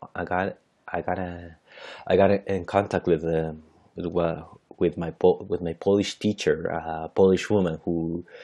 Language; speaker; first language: English; non-native, fluent; Spanish